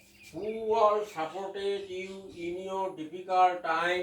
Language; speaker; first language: English; non-native, local second language; Bangla